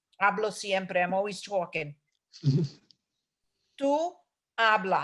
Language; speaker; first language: Spanish; non-native, fluent; English